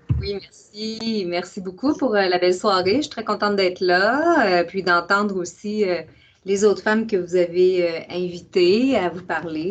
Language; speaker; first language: French; native; French